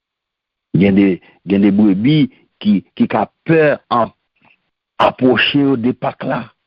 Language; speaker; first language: French; non-native, local second language; Haitian Creole